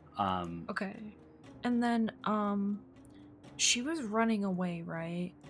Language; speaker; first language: English; native; English